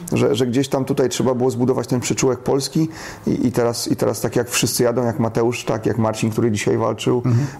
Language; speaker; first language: Polish; native; Polish